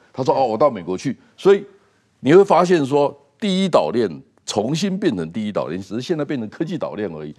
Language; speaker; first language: Chinese; native; Chinese